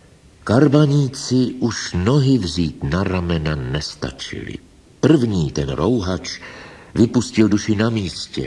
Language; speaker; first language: Czech; native; Czech